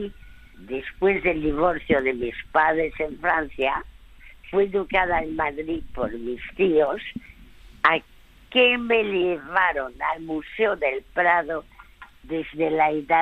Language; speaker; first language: Spanish; early bilingual, other home language; French